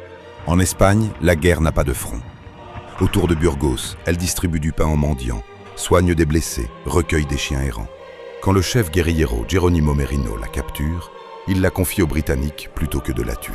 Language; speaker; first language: French; native; French